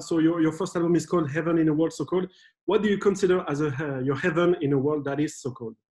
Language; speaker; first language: English; non-native, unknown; French